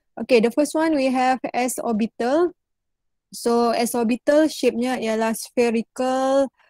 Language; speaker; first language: English; non-native, local second language; Malay